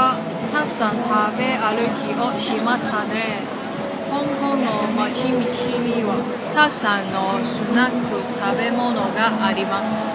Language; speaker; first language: Japanese; non-native, learner; Cantonese